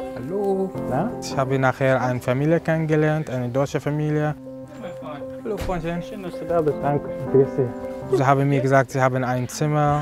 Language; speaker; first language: German; non-native, learner; Arabic